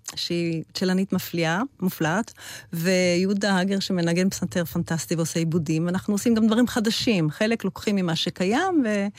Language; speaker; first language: Hebrew; early bilingual, heritage; Hebrew